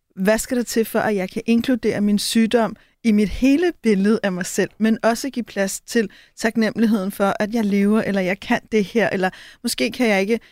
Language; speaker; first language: Danish; native; Danish